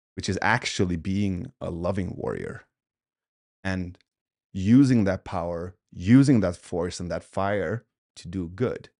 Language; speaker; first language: English; early bilingual, other home language; Swedish